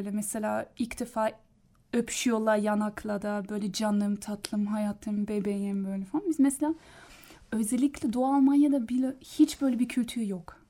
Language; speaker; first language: Turkish; non-native, learner; German